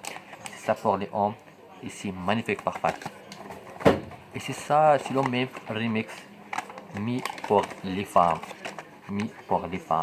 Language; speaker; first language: French; non-native, local second language; Arabic